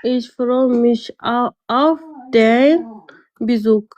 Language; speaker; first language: German; non-native, learner; Amharic